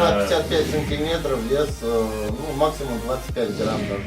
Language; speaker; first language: Russian; native; Russian